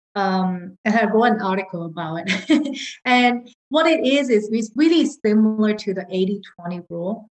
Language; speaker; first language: English; non-native, local second language; Cantonese